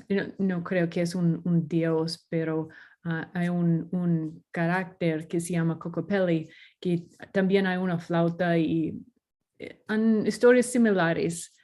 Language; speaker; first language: Spanish; non-native, learner; English